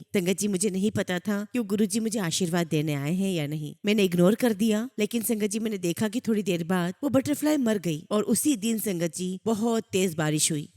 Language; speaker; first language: Hindi; native; Hindi